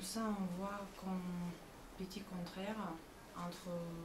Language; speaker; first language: French; non-native, learner; Lithuanian